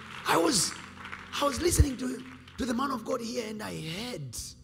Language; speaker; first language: English; non-native, local second language; Swahili